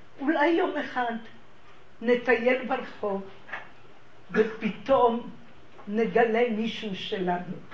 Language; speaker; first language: Hebrew; early bilingual, other home language; Hungarian